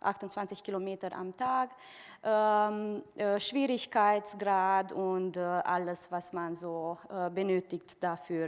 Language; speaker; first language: German; non-native, fluent; Romanian